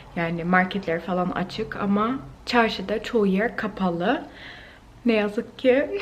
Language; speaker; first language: Turkish; early bilingual, heritage; Turkish